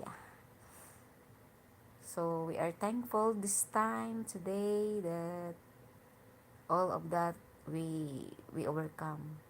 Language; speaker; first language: English; non-native, learner; Hiligaynon